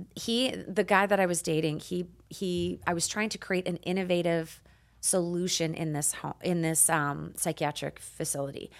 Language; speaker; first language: English; native; English